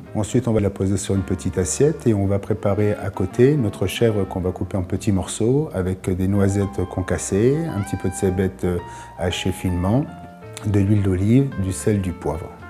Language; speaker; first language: French; native; French